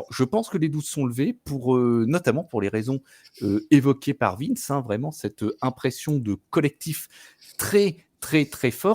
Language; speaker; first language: French; native; French